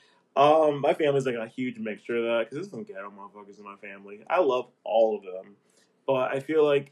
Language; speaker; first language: English; native; English